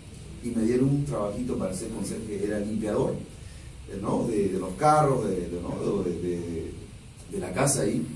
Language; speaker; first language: Spanish; non-native, local second language; Shipibo-Conibo